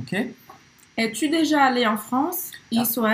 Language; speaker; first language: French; non-native, fluent; Portuguese